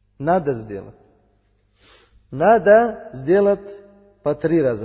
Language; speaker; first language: Russian; non-native, learner; Uzbek